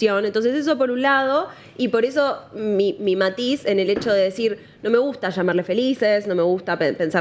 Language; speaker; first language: Spanish; native; Spanish